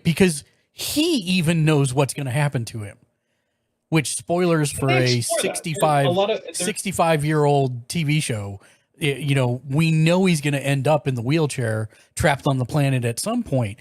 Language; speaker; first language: English; native; English